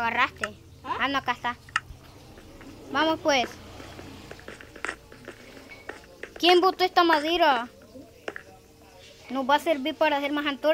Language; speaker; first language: Spanish; native; Spanish